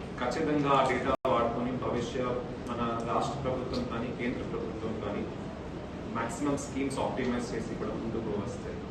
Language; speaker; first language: Telugu; non-native, fluent; Hindi